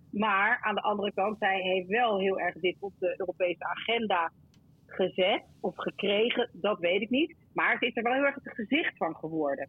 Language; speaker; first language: Dutch; native; Dutch